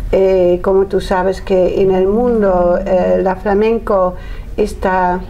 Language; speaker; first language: Spanish; non-native, learner; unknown